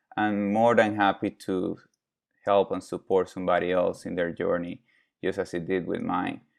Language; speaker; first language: English; non-native, fluent; Spanish